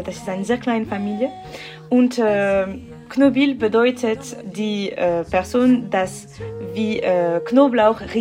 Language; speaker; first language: German; non-native, learner; French